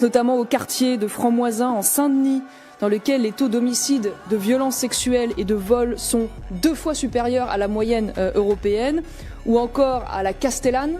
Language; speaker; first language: French; native; French